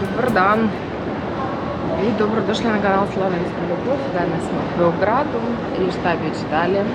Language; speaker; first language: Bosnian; non-native, learner; Ukrainian